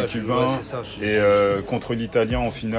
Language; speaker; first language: French; native; French